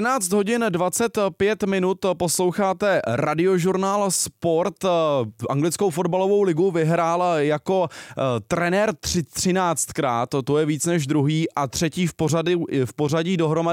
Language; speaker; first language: Czech; native; Czech